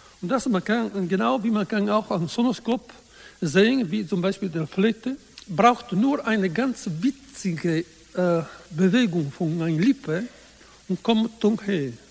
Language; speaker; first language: German; non-native, learner; Italian